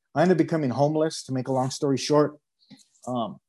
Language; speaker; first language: English; native; English